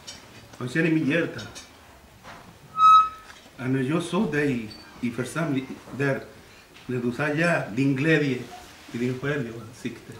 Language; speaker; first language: Swedish; non-native, learner; Spanish